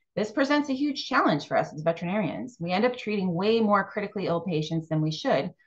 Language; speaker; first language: English; native; English